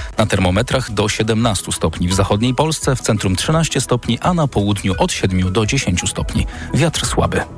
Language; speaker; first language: Polish; native; Polish